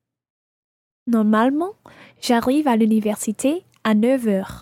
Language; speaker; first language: French; non-native, learner; English